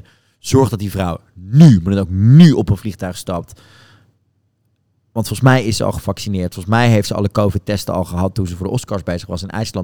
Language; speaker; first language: Dutch; native; Dutch